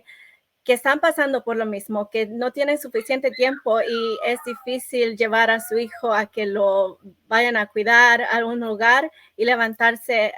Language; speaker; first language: Spanish; early bilingual, other home language; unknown